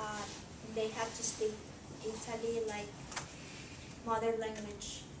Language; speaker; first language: English; non-native, learner; Spanish